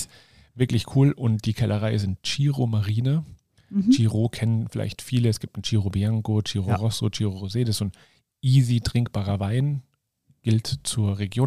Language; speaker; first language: German; native; German